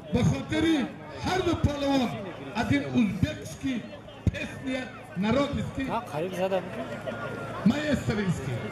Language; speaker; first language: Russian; non-native, learner; Tajik